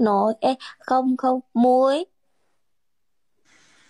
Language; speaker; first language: Vietnamese; non-native, learner; Indonesian